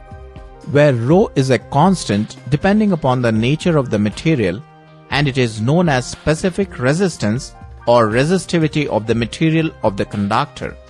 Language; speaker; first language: English; non-native, local second language; Telugu